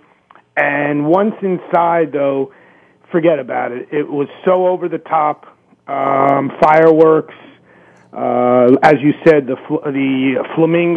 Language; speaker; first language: English; native; English